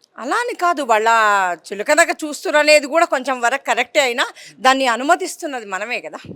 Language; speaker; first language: Telugu; native; Telugu